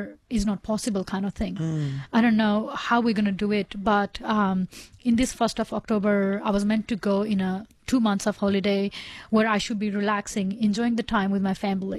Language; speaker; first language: English; non-native, local second language; Nepali